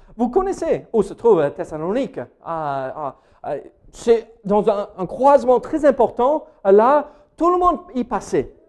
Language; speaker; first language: French; non-native, fluent; English